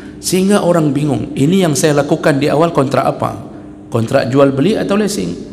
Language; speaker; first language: Malay; non-native, local second language; Achinese